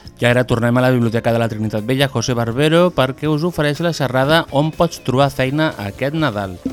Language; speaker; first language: Catalan; native; Catalan